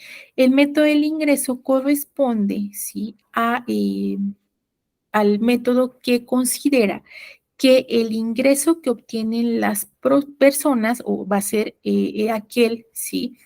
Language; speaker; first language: Spanish; native; Spanish